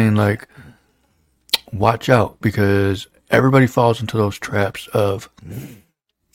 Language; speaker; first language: English; native; English